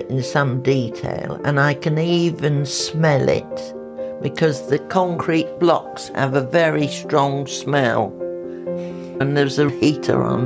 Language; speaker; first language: English; native; English